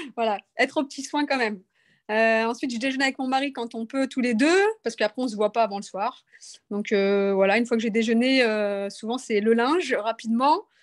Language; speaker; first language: French; native; French